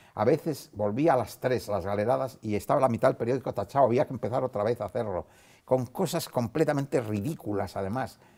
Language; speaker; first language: Spanish; native; Spanish